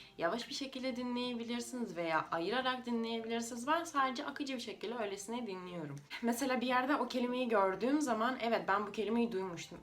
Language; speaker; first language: Turkish; non-native, fluent; Russian